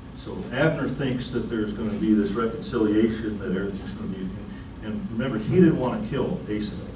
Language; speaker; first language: English; native; English